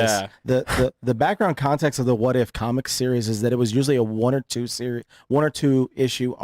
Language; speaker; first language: English; native; English